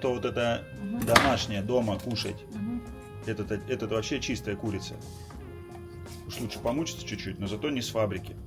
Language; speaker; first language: Russian; native; Russian